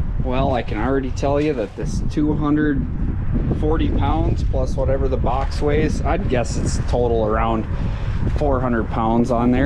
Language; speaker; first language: English; native; English